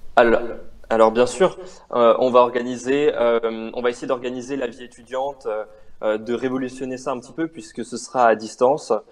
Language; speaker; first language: French; native; French